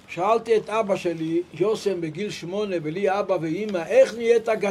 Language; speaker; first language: Hebrew; non-native, local second language; Yiddish